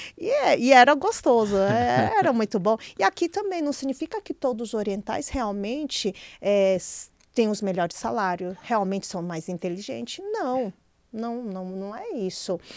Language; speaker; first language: Portuguese; early bilingual, other home language; Chinese